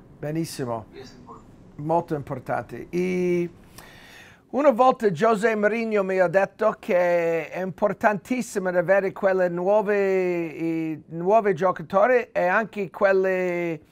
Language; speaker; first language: Italian; non-native, learner; English